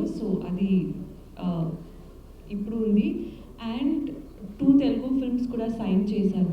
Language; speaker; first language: Telugu; non-native, learner; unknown